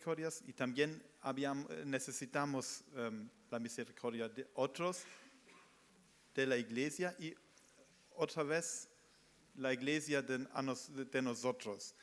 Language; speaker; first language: Spanish; non-native, fluent; German